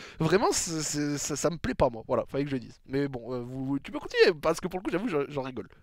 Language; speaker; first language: French; native; French